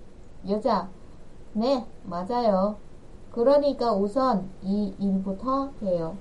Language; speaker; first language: Korean; non-native, fluent; Vietnamese